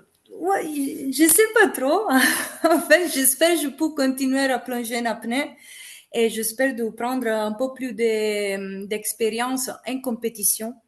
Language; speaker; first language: French; non-native, fluent; Italian